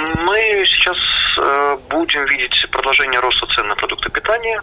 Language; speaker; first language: Ukrainian; native; Ukrainian